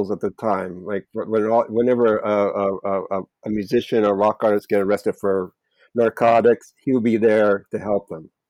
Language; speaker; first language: English; native; English